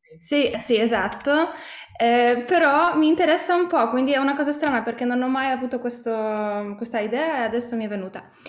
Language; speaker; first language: Italian; non-native, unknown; Polish